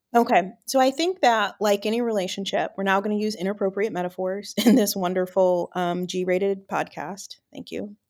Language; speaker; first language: English; native; English